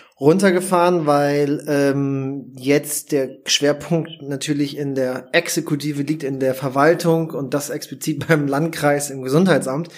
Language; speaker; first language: German; native; German